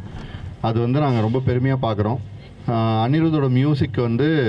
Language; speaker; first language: Tamil; native; Tamil